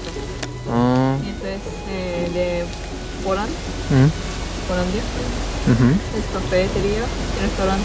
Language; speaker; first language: Spanish; non-native, learner; Japanese